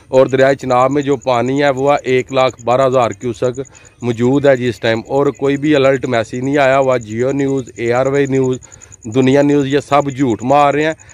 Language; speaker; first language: Urdu; non-native, local second language; Punjabi